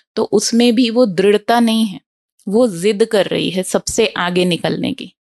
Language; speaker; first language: Hindi; native; Hindi